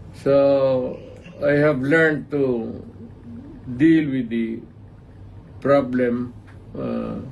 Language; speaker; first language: English; non-native, local second language; Cebuano